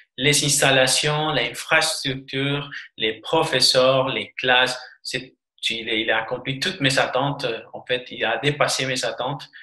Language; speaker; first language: French; non-native, fluent; Spanish